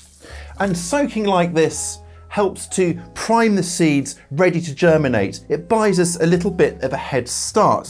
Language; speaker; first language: English; native; English